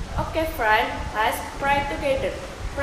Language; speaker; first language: English; non-native, learner; Indonesian